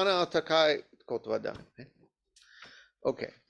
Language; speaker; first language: Japanese; non-native, learner; English